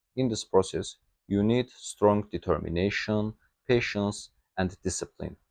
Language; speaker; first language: English; non-native, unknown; Azerbaijani